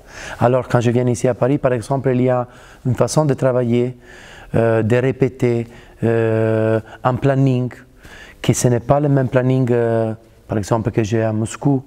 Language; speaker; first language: French; non-native, fluent; Italian